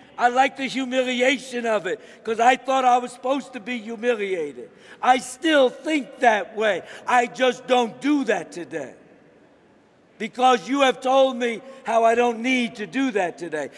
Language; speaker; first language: English; native; English